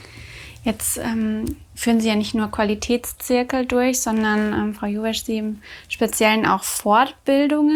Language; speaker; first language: German; native; German